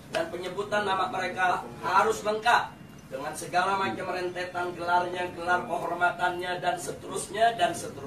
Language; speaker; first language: Indonesian; native; Indonesian